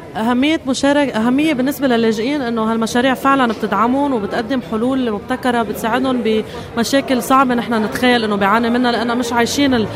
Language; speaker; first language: Arabic; native; Arabic